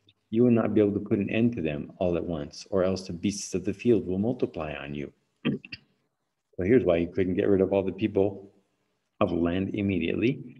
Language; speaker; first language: English; native; English